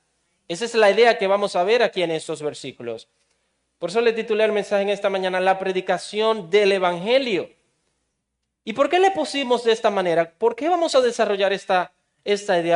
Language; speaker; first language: Spanish; native; Spanish